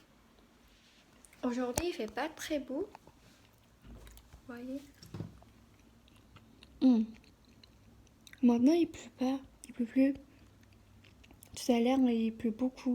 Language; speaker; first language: French; non-native, learner; Korean